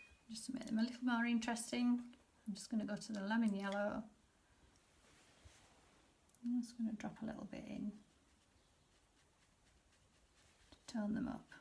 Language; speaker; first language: English; native; English